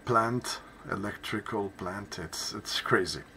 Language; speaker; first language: English; non-native, fluent; French